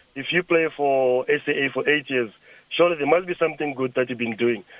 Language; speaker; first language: English; non-native, local second language; Tsonga